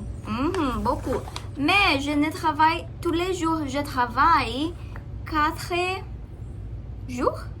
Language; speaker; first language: French; non-native, learner; Portuguese